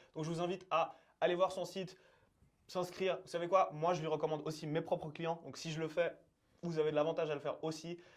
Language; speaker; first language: French; early bilingual, other home language; Czech